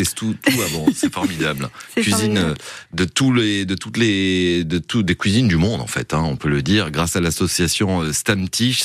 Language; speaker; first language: French; native; French